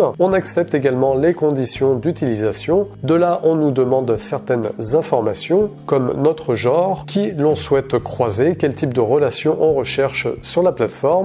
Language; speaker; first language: French; native; French